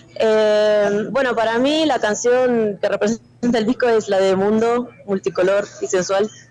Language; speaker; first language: Spanish; native; Spanish